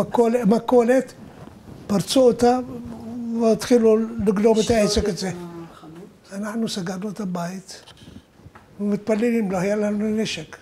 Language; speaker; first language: Hebrew; non-native, fluent; Arabic